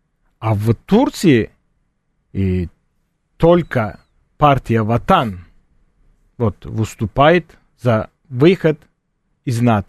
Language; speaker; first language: Russian; non-native, fluent; Turkish